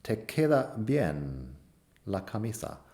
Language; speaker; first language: Spanish; non-native, fluent; English